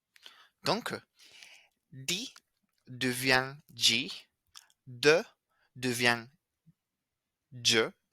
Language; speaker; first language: French; non-native, fluent; Spanish